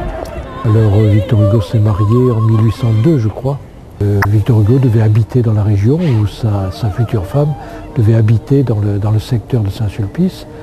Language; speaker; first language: French; native; French